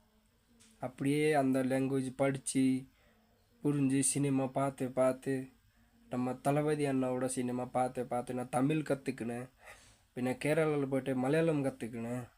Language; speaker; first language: Tamil; non-native, fluent; Nepali